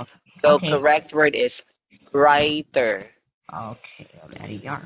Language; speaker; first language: English; non-native, learner; Chinese